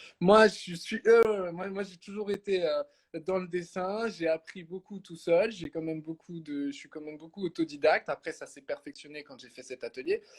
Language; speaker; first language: French; native; French